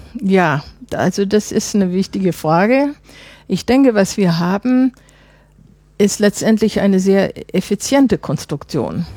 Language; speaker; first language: German; non-native, fluent; English